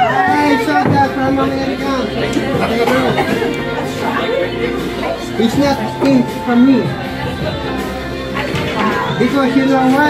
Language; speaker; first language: English; non-native, learner; Filipino